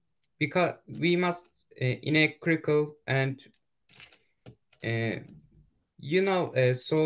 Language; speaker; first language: English; non-native, learner; Turkish